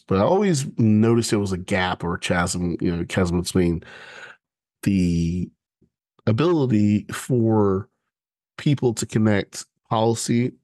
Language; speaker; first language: English; native; English